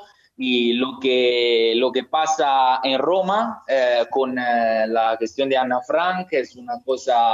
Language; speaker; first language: Spanish; non-native, learner; Italian